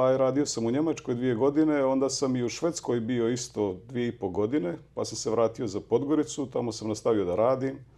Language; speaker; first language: Serbian; native; Serbian